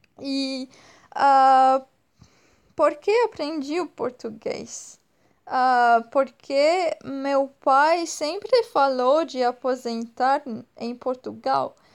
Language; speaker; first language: Portuguese; non-native, fluent; French